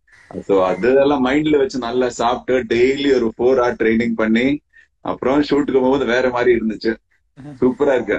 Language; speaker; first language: Tamil; non-native, fluent; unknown